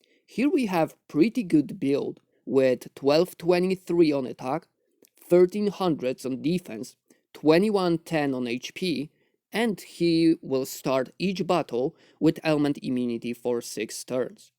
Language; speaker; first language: English; non-native, fluent; Polish